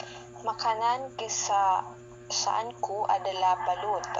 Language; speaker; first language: Indonesian; non-native, learner; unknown